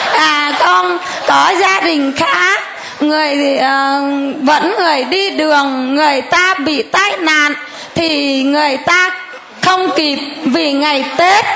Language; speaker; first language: Vietnamese; non-native, local second language; Muong